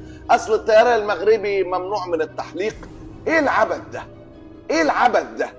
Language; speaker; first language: Arabic; native; Arabic